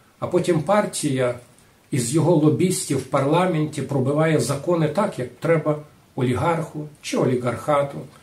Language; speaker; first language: Ukrainian; non-native, local second language; Rusyn